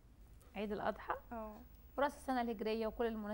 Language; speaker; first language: Arabic; native; Arabic